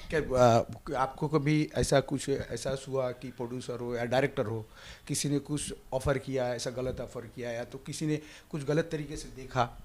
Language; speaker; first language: Hindi; non-native, local second language; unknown